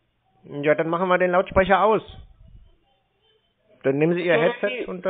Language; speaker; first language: German; native; German